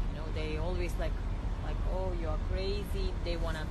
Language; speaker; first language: English; non-native, learner; Russian